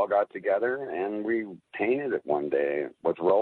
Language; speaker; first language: English; native; English